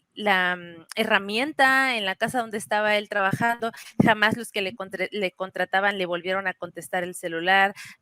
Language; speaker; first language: Spanish; native; Spanish